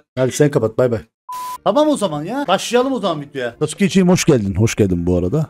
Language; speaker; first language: Turkish; native; Turkish